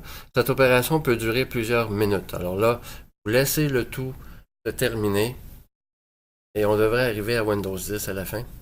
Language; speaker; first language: French; native; French